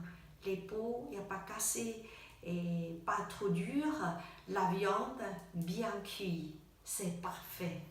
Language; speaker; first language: French; non-native, learner; Chinese